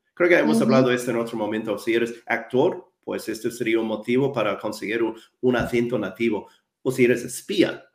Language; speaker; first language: Spanish; non-native, fluent; English